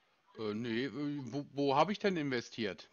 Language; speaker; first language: German; native; German